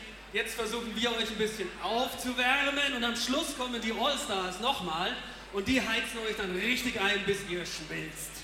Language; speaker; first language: German; native; German